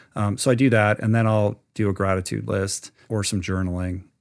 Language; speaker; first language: English; native; English